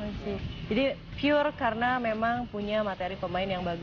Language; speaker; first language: Indonesian; native; Indonesian